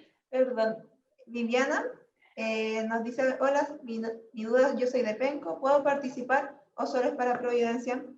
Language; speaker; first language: Spanish; native; Spanish